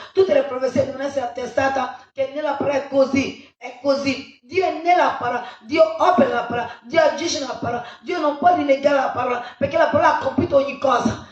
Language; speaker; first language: Italian; non-native, fluent; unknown